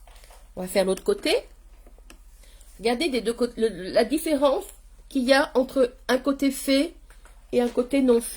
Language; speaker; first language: French; native; French